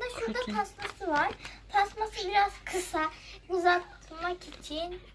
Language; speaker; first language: Turkish; native; Turkish